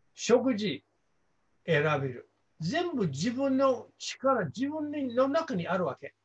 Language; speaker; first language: Japanese; non-native, fluent; English